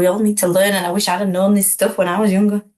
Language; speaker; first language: English; native; English